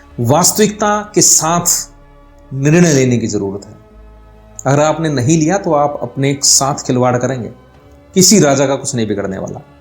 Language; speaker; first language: Hindi; native; Hindi